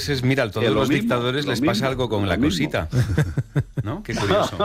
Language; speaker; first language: Spanish; native; Spanish